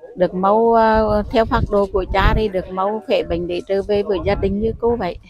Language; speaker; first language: Vietnamese; native; Vietnamese